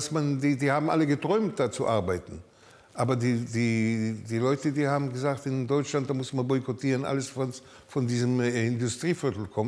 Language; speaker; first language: German; early bilingual, heritage; German